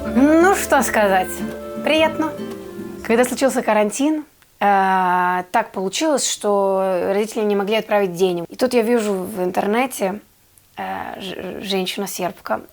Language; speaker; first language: Russian; non-native, fluent; Serbian